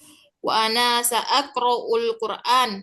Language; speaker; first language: Arabic; non-native, learner; Indonesian